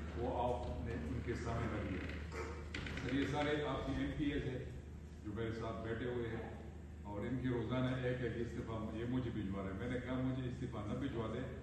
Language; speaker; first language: Urdu; non-native, local second language; Pashto